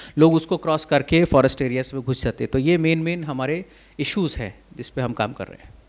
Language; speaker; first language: Hindi; native; Hindi